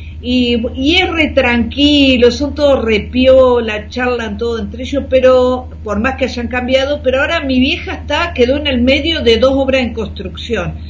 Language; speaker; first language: Spanish; native; Spanish